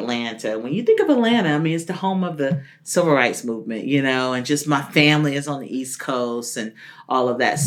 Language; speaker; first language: English; native; English